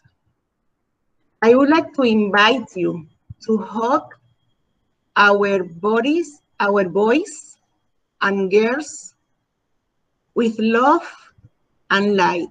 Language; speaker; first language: English; non-native, learner; Spanish